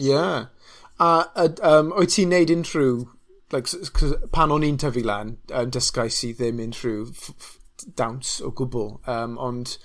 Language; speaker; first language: Welsh; non-native, local second language; English